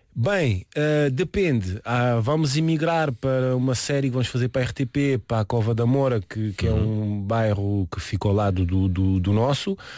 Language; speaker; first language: Portuguese; early bilingual, heritage; Portuguese